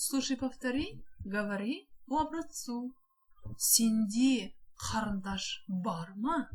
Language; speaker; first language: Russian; non-native, local second language; Kazakh